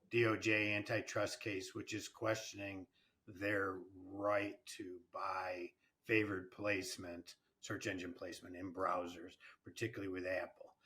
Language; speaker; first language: English; native; English